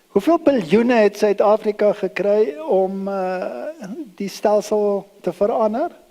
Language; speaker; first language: Afrikaans; early bilingual, other home language; German